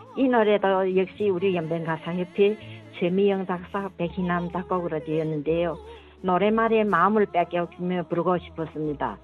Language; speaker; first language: Korean; early bilingual, heritage; Korean